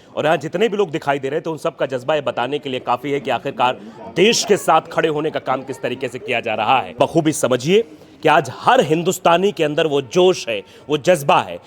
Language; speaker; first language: Hindi; native; Hindi